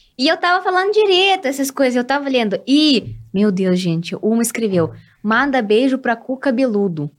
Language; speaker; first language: Portuguese; non-native, fluent; Russian